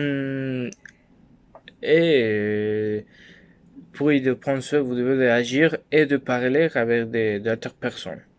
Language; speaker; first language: French; non-native, learner; Spanish